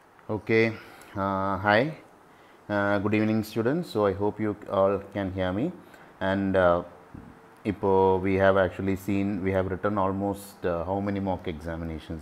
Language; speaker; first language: English; non-native, local second language; Malayalam